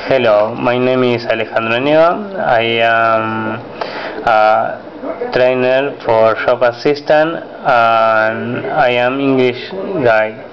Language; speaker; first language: English; non-native, learner; Spanish